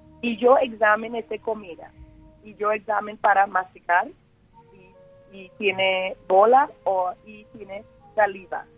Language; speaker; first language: Spanish; non-native, learner; English